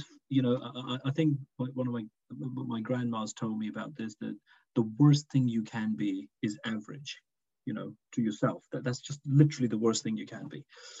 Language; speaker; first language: English; non-native, local second language; Urdu